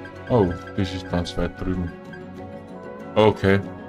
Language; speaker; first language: German; native; German